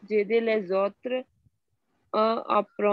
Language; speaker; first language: French; non-native, learner; Hindi